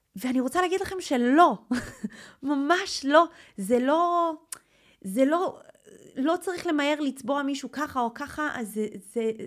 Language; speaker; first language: Hebrew; non-native, fluent; English